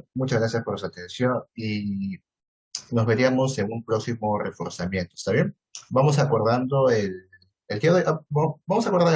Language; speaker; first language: Spanish; native; Spanish